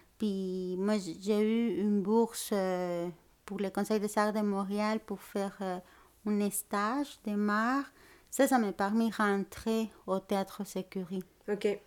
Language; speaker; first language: French; non-native, fluent; Spanish